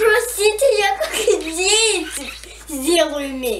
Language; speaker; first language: Russian; early bilingual, heritage; Russian